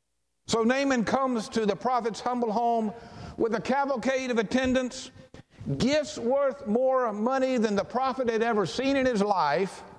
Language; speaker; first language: English; native; English